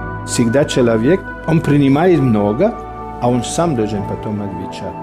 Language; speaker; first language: Russian; non-native, fluent; Italian